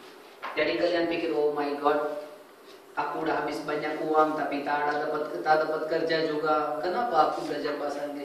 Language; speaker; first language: Indonesian; non-native, fluent; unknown